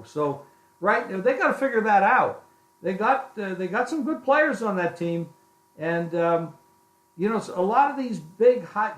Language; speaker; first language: English; native; English